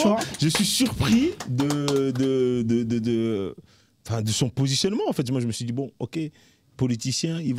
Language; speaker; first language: French; native; French